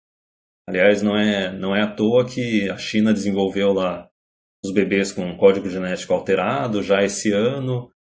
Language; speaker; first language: Portuguese; native; Portuguese